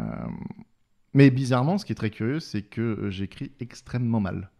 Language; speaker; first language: French; native; French